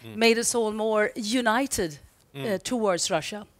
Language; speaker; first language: English; non-native, fluent; Swedish